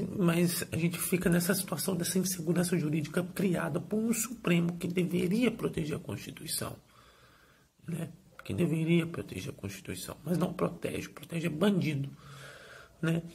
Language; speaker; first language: Portuguese; native; Portuguese